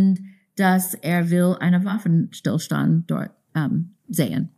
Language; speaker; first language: German; non-native, fluent; English